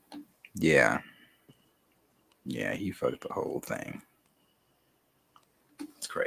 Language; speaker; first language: English; native; English